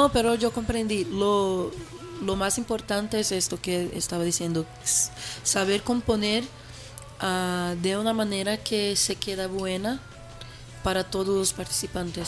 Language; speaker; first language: Spanish; non-native, fluent; Portuguese